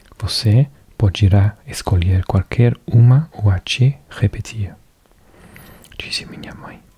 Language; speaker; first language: Portuguese; non-native, learner; English